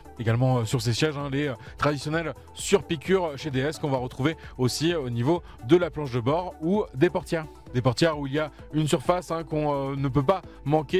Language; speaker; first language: French; native; French